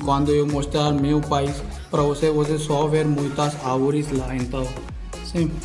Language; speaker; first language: Portuguese; non-native, learner; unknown